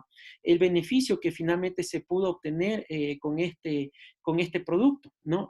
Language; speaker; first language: Spanish; native; Spanish